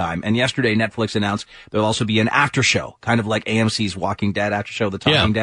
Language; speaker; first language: English; native; English